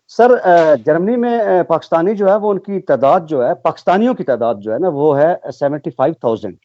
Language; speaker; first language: Urdu; non-native, local second language; Punjabi